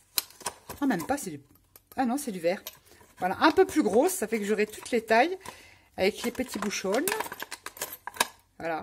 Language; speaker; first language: French; native; French